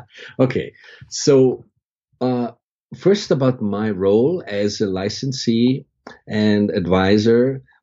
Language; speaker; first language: English; non-native, fluent; German